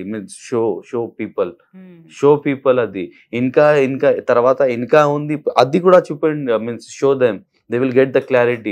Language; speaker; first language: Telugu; non-native, learner; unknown